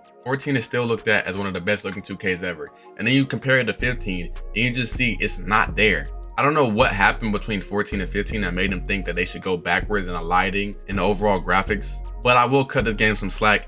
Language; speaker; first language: English; native; English